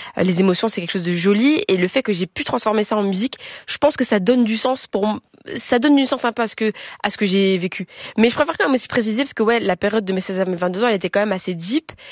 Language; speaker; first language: French; native; French